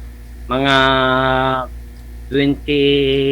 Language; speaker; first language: Filipino; non-native, local second language; Cebuano